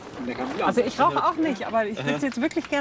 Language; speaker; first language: German; native; German